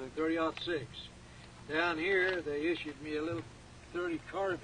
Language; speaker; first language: English; native; English